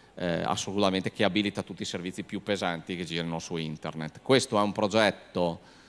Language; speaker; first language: Italian; native; Italian